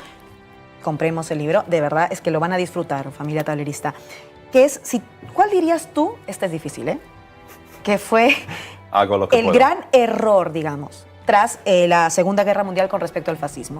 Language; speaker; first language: Spanish; native; Spanish